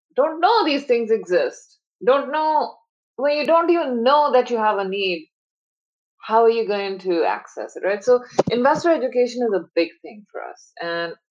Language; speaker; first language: English; non-native, local second language; Hindi